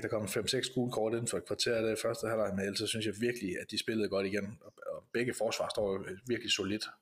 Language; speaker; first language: Danish; native; Danish